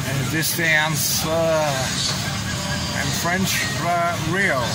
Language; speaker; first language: Portuguese; non-native, learner; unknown